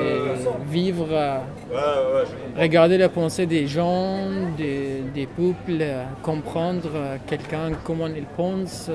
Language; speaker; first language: French; non-native, learner; Kurdish